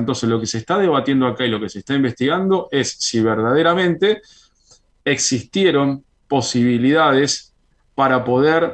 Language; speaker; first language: Spanish; native; Spanish